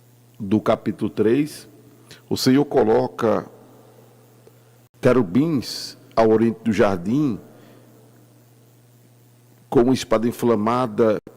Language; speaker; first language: Portuguese; native; Portuguese